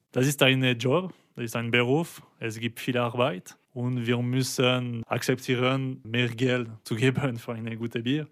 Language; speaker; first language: German; non-native, local second language; French